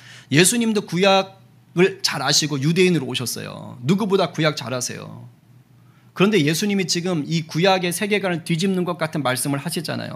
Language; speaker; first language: Korean; native; Korean